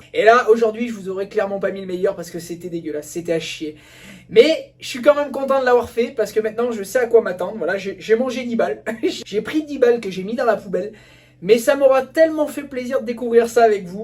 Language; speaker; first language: French; native; French